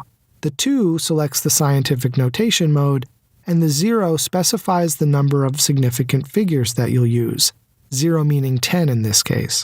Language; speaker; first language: English; native; English